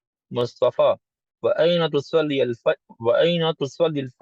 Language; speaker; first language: Arabic; non-native, learner; English